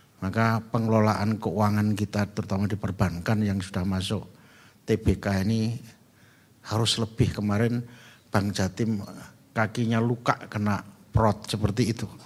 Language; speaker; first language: Indonesian; native; Indonesian